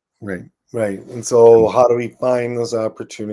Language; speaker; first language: English; native; English